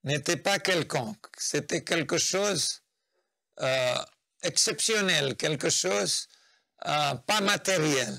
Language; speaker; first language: French; non-native, fluent; Nepali